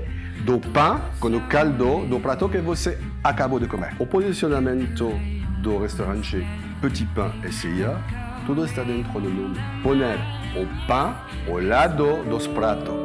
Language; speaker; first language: Portuguese; non-native, learner; French